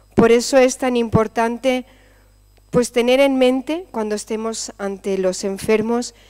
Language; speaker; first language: Spanish; native; Spanish